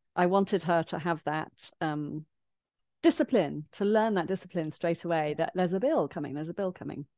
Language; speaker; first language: English; native; English